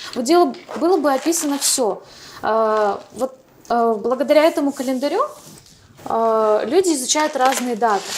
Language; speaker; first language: Russian; non-native, local second language; Crimean Tatar